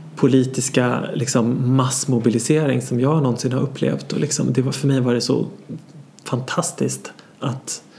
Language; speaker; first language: Swedish; native; Swedish